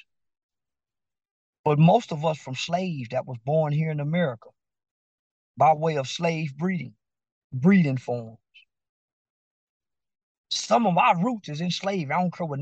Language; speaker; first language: English; native; English